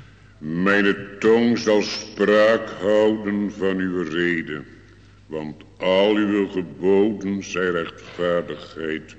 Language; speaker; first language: Dutch; native; Dutch